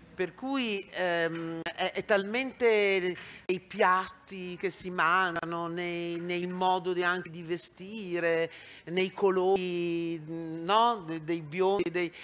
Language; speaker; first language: Italian; native; Italian